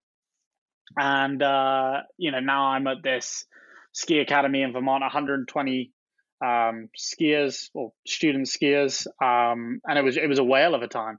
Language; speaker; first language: English; native; English